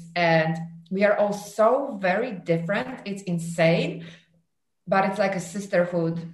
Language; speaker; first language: English; non-native, fluent; Polish